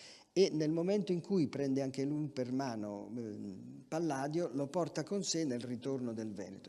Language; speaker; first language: Italian; native; Italian